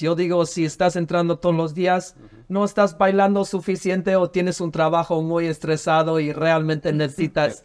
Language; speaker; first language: Spanish; non-native, learner; English